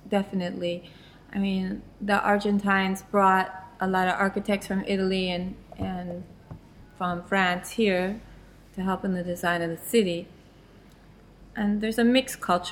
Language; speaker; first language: English; native; English